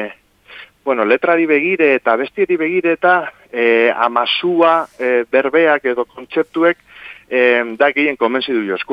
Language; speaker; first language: Basque; native; Basque